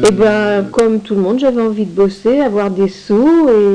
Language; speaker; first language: French; native; French